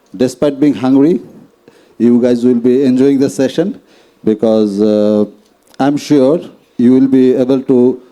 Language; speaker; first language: English; non-native, local second language; Bangla